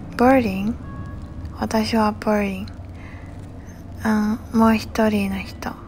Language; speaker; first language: Japanese; non-native, learner; Chinese